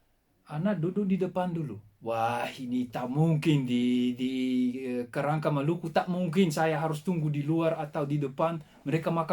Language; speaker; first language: Indonesian; non-native, fluent; Dutch